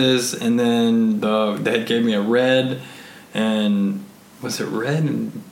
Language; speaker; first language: English; native; English